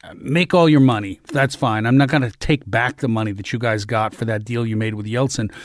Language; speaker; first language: English; native; English